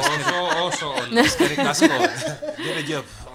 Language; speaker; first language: Basque; non-native, learner; Wolof